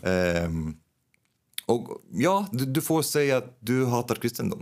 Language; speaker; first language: Swedish; non-native, fluent; Arabic